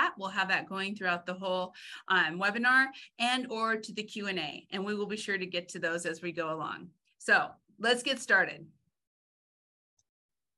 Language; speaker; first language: English; native; English